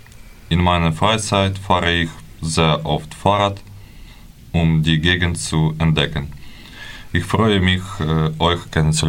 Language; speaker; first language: German; non-native, learner; Ukrainian